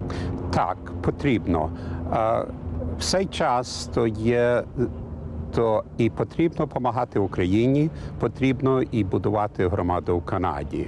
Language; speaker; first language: Ukrainian; early bilingual, heritage; English